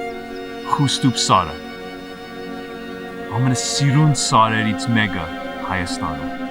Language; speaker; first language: Armenian; early bilingual, heritage; Armenian